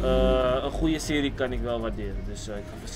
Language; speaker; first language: Dutch; native; Dutch